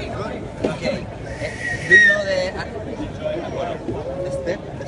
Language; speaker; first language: English; non-native, learner; Spanish